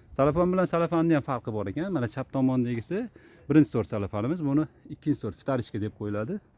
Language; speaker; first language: Uzbek; native; Uzbek